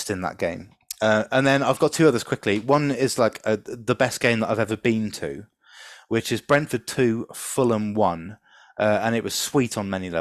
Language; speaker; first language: English; native; English